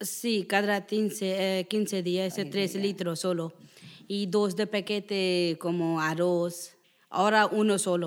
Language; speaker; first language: Spanish; non-native, learner; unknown